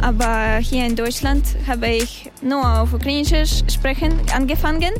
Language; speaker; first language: German; non-native, learner; Russian